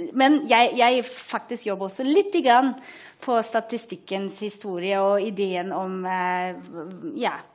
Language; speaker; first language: Norwegian; non-native, fluent; German